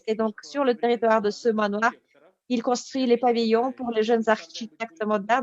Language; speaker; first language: French; native; French